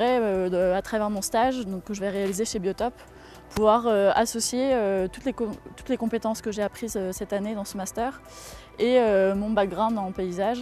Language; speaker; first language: French; native; French